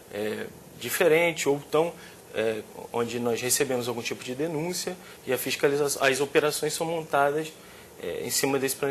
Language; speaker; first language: Portuguese; native; Portuguese